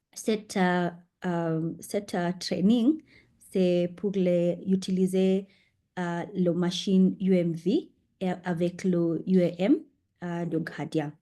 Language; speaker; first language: French; non-native, learner; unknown